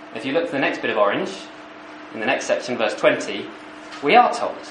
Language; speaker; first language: English; native; English